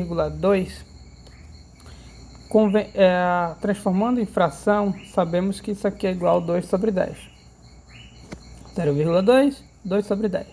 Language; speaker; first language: Portuguese; native; Portuguese